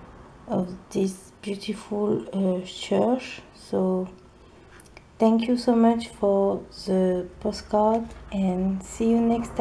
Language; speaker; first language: English; non-native, learner; French